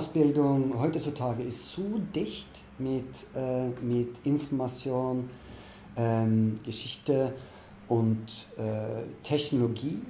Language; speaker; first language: German; non-native, fluent; Norwegian